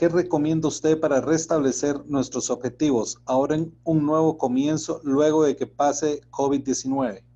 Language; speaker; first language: Spanish; native; Spanish